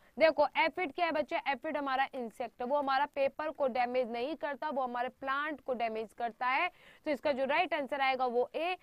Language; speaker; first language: Hindi; native; Hindi